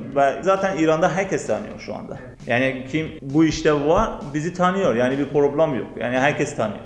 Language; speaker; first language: Turkish; non-native, learner; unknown